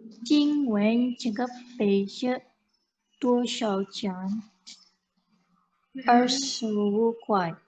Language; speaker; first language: Chinese; non-native, learner; Indonesian